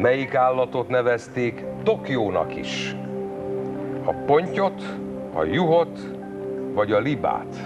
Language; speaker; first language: Hungarian; native; Hungarian